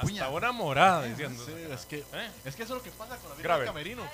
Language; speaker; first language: Spanish; native; Spanish